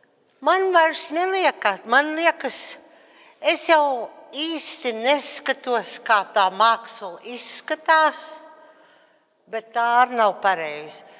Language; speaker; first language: Latvian; early bilingual, heritage; Latvian